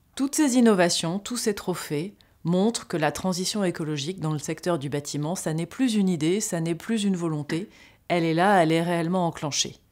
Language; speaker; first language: French; native; French